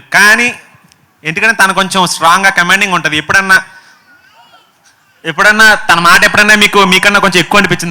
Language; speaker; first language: Telugu; native; Telugu